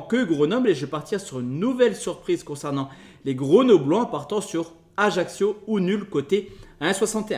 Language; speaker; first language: French; native; French